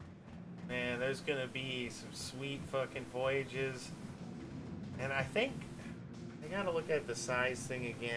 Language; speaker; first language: English; native; English